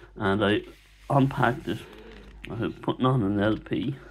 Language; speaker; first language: English; native; English